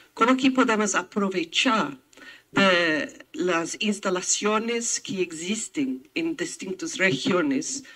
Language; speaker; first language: Spanish; non-native, fluent; English